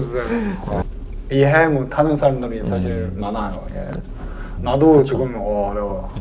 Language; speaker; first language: Korean; non-native, learner; Chinese